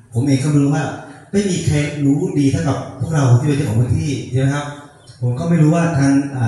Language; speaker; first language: Thai; non-native, local second language; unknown